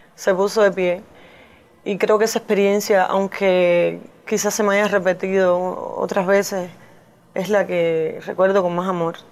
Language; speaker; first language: Spanish; native; Spanish